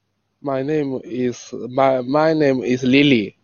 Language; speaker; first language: English; non-native, learner; Chinese